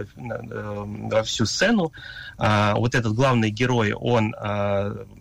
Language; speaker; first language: Russian; early bilingual, heritage; Russian